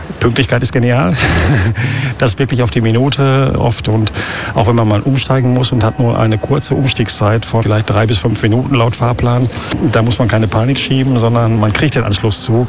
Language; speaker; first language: German; native; German